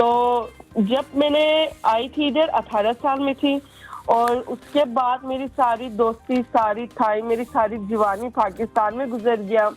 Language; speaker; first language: Hindi; non-native, fluent; Turkish